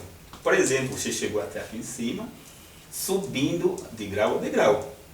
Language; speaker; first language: Portuguese; non-native, fluent; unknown